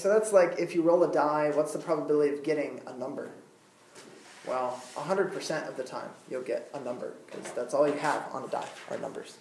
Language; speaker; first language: English; native; English